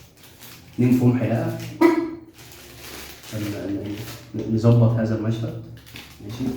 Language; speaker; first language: Arabic; native; Arabic